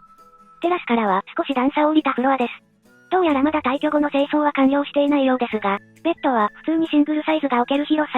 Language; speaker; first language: Japanese; native; Japanese